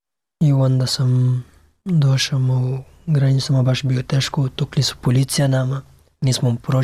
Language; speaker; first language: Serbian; non-native, learner; Pashto